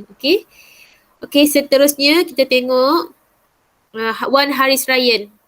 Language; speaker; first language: Malay; native; Malay